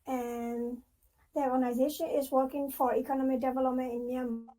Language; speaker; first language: English; non-native, fluent; Burmese